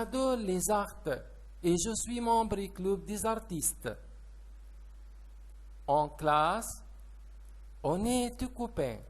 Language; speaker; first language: French; non-native, fluent; Arabic